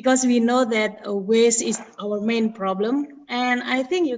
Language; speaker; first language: English; non-native, fluent; Indonesian